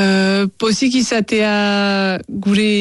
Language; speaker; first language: Basque; non-native, local second language; French